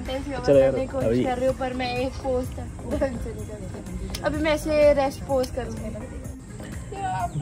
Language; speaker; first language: Hindi; native; Hindi